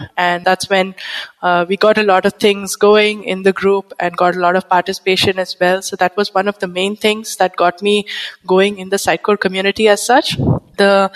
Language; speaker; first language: English; non-native, local second language; Bangla